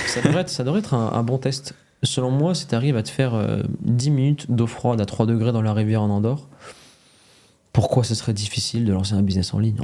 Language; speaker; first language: French; native; French